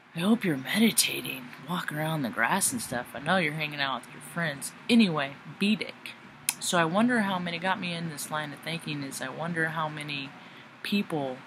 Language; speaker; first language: English; native; English